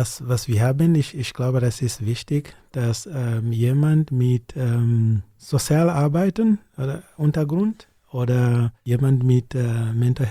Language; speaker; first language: German; non-native, learner; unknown